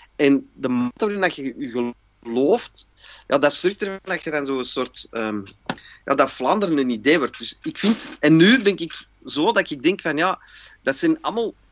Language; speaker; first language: Dutch; native; Dutch